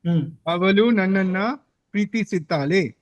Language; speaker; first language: Kannada; non-native, learner; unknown